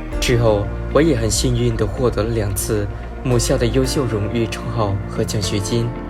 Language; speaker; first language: Chinese; non-native, fluent; Vietnamese